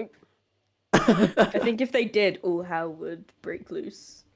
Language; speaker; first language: English; native; English